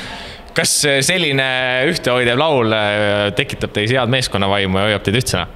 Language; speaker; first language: Estonian; native; Estonian